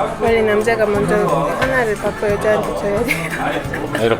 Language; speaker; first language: Korean; non-native, fluent; Uzbek